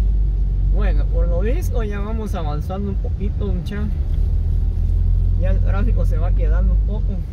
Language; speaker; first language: Spanish; native; Spanish